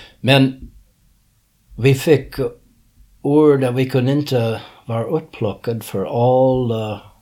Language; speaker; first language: Swedish; early bilingual, heritage; English